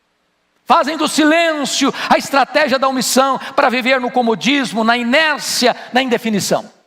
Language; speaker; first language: Portuguese; native; Portuguese